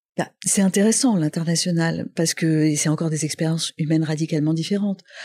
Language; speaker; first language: French; non-native, local second language; Arabic